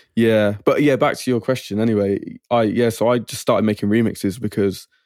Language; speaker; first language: English; native; English